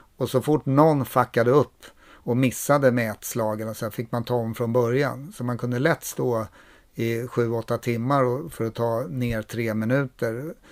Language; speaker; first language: Swedish; native; Swedish